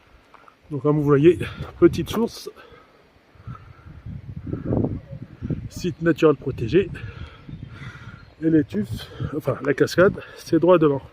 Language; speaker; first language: French; native; French